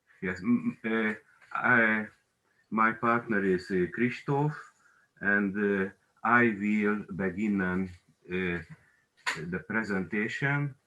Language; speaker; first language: English; non-native, learner; Hungarian